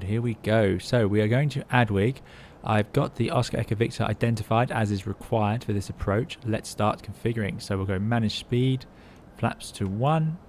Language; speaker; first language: English; native; English